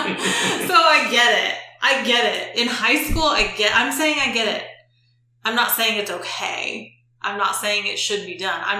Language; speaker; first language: English; native; English